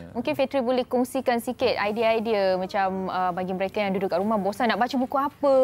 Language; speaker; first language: Malay; native; Malay